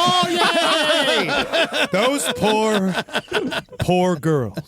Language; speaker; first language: English; native; English